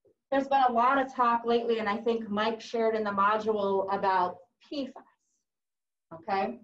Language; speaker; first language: English; native; English